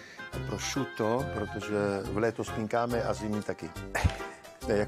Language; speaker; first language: Czech; non-native, learner; Italian